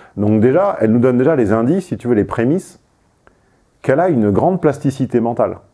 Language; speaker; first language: French; native; French